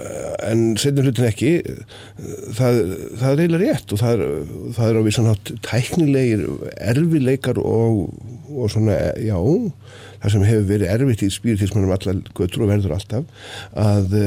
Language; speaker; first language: Icelandic; native; Icelandic